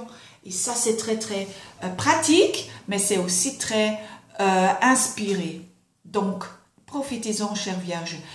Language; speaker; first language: French; non-native, fluent; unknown